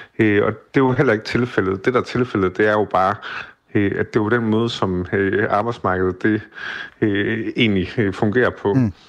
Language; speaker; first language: Danish; native; Danish